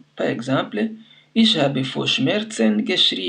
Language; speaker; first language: German; non-native, fluent; French